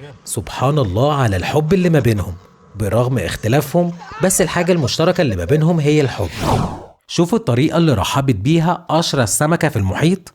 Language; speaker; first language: Arabic; native; Arabic